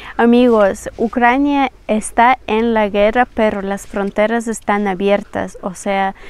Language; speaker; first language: Spanish; non-native, fluent; Ukrainian